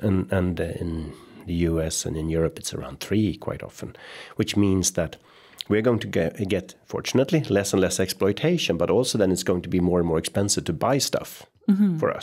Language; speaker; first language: English; non-native, fluent; Swedish